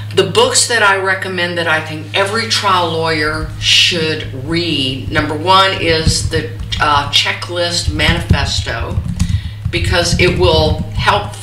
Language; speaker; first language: English; native; English